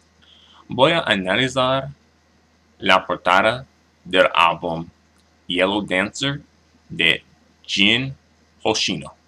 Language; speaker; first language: Spanish; non-native, learner; English